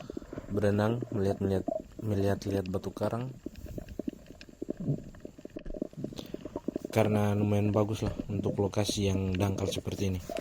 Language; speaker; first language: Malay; non-native, local second language; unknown